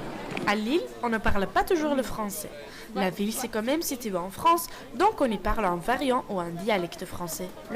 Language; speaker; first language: French; non-native, learner; Dutch